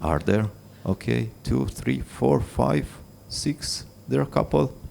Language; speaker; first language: English; non-native, fluent; Romanian